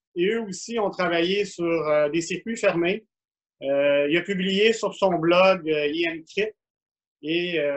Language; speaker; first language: French; native; French